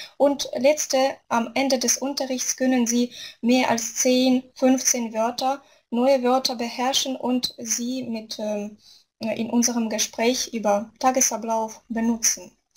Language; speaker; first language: German; non-native, fluent; Russian